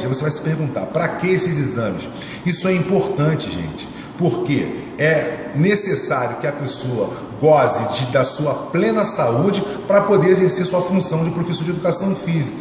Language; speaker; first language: Portuguese; native; Portuguese